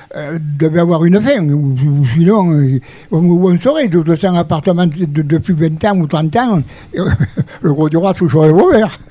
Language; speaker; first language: French; native; French